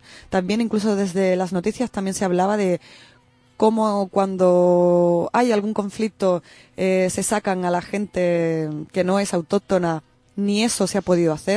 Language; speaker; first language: Spanish; native; Spanish